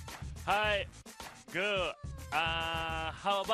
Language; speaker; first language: English; non-native, learner; Japanese